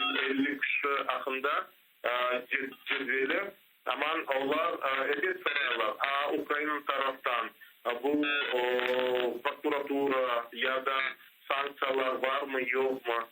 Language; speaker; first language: Turkish; non-native, learner; Crimean Tatar